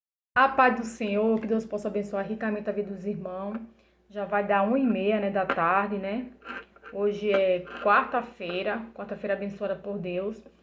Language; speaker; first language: Portuguese; native; Portuguese